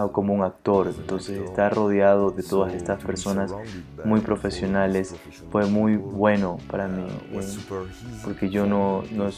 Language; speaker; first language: Spanish; non-native, fluent; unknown